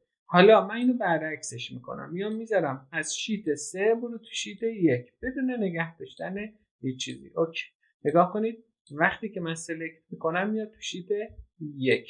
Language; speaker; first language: Persian; native; Persian